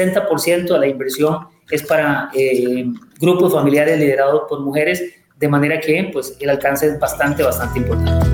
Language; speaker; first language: Spanish; native; Spanish